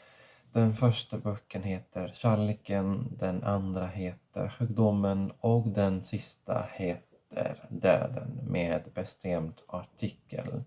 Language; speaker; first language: Swedish; non-native, fluent; Catalan